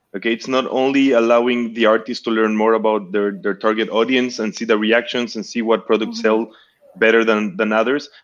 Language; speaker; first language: English; non-native, fluent; Spanish